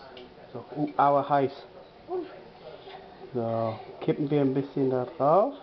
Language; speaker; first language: German; non-native, fluent; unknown